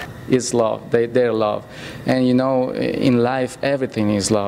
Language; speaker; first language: English; non-native, fluent; Spanish